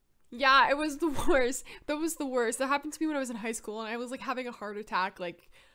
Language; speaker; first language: English; non-native, local second language; French